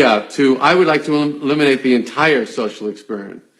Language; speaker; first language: English; native; English